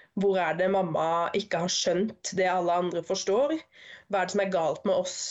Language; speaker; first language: Norwegian; native; Norwegian